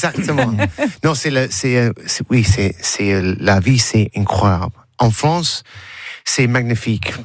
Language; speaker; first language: French; non-native, learner; English